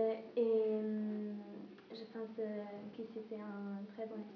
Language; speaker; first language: French; non-native, learner; Italian